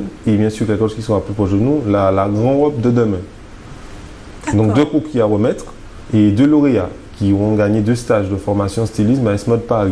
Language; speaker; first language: French; native; French